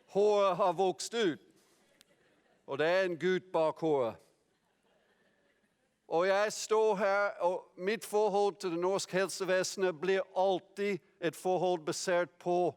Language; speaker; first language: Norwegian; non-native, fluent; English